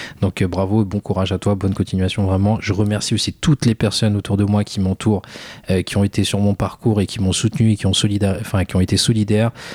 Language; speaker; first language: French; early bilingual, other home language; Khmer